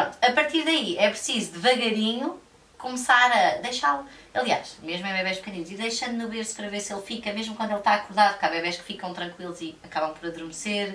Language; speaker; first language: Portuguese; native; Portuguese